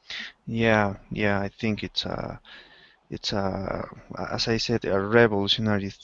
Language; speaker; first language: English; non-native, learner; Spanish